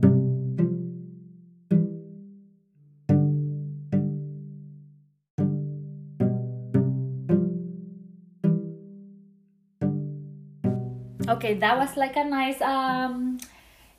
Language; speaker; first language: English; non-native, fluent; Spanish